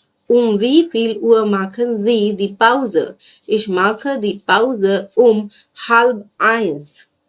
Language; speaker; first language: German; non-native, fluent; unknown